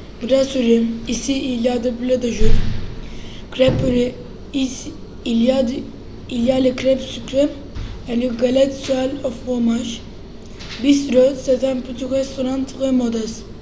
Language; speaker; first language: French; non-native, learner; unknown